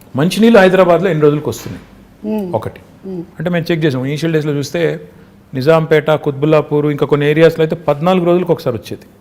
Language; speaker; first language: Telugu; native; Telugu